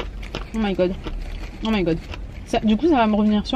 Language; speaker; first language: French; native; French